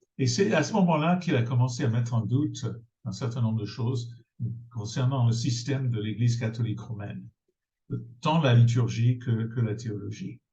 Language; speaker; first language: French; non-native, fluent; English